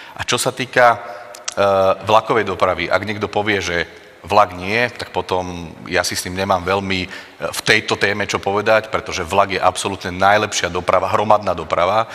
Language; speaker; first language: Slovak; native; Slovak